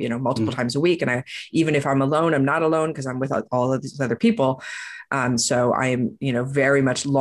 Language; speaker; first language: English; native; English